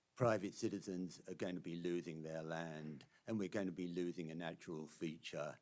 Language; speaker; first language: English; native; English